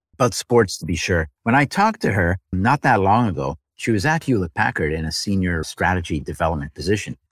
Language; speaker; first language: English; native; English